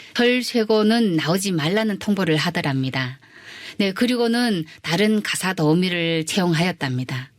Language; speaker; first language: Korean; early bilingual, heritage; Korean